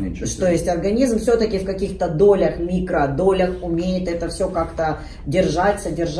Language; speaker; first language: Russian; native; Russian